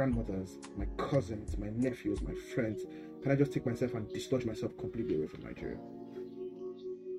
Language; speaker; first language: English; non-native, local second language; Yoruba